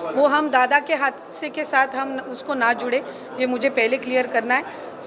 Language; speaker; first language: Hindi; non-native, local second language; Marathi